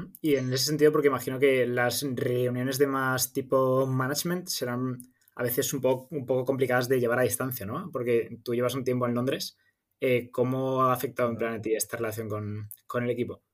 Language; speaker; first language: Spanish; native; Spanish